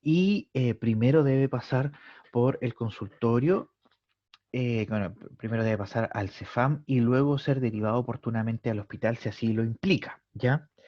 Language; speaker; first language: Spanish; native; Spanish